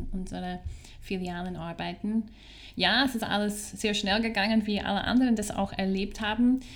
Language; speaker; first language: German; non-native, fluent; English